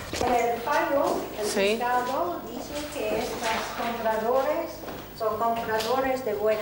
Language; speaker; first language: Spanish; non-native, learner; English